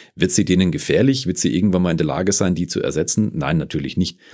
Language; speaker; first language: German; native; German